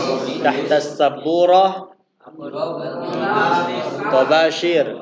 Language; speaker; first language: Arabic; non-native, fluent; Indonesian